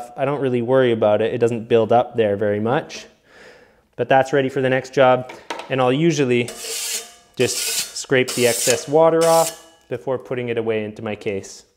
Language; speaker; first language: English; native; English